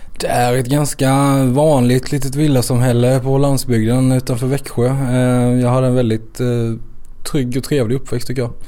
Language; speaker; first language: Swedish; native; Swedish